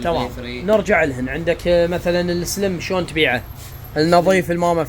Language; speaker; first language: Arabic; native; Arabic